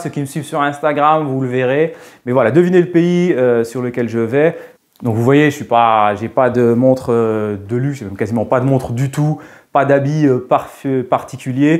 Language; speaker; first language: French; native; French